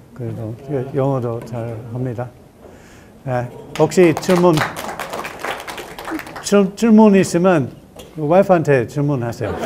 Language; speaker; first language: Korean; non-native, learner; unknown